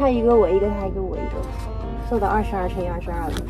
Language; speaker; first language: Chinese; native; Chinese